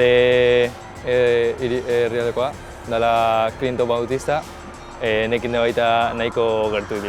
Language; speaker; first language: Basque; non-native, learner; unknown